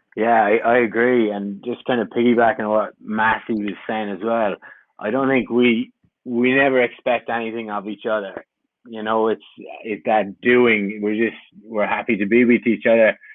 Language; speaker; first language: English; native; English